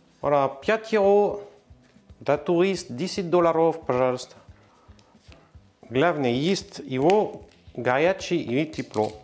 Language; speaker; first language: Russian; non-native, learner; French